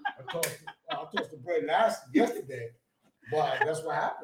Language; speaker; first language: English; non-native, fluent; Spanish